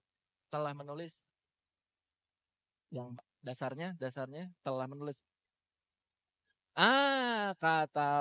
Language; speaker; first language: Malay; non-native, local second language; Sundanese